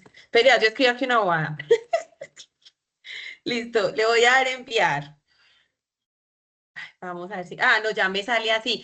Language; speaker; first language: Spanish; native; Spanish